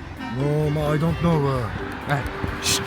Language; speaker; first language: English; non-native, learner; Turkish